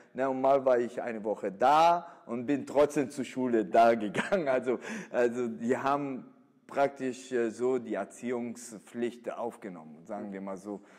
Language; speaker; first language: German; early bilingual, other home language; Italian